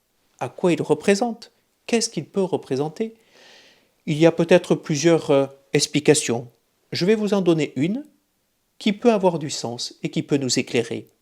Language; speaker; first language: French; native; French